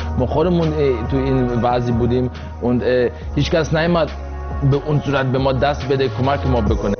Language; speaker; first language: Persian; early bilingual, heritage; Persian